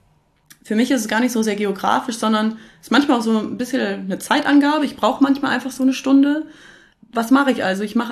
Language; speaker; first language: German; native; German